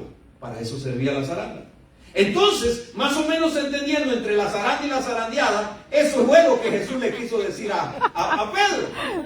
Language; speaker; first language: Spanish; native; Spanish